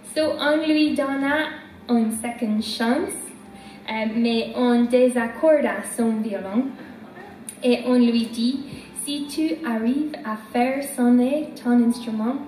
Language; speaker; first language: French; non-native, learner; English